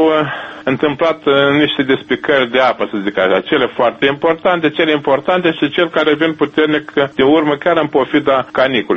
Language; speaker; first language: Romanian; native; Romanian